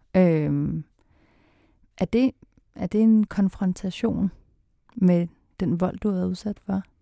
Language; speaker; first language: Danish; native; Danish